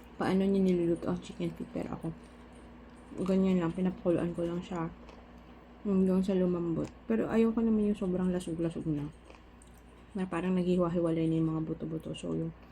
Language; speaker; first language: Filipino; non-native, local second language; Bikol